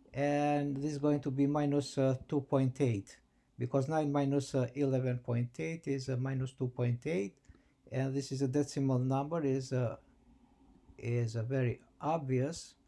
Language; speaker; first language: English; non-native, fluent; Albanian